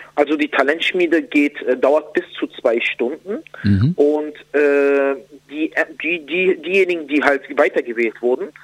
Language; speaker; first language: German; native; German